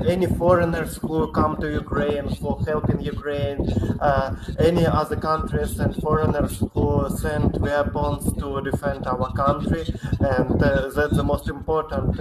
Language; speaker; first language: English; non-native, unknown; Ukrainian